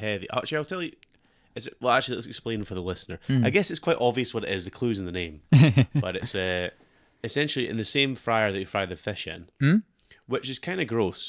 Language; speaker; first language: English; native; English